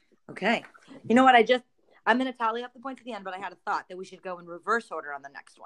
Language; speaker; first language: English; native; English